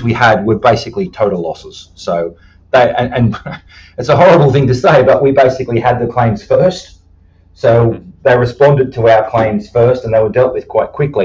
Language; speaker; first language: English; native; English